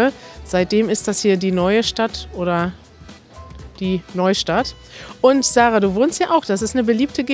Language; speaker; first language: German; native; German